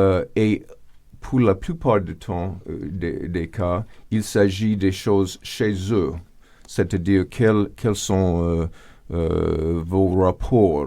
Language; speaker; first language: French; non-native, fluent; English